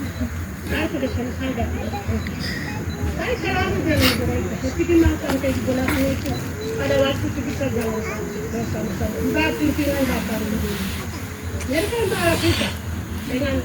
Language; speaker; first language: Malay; non-native, local second language; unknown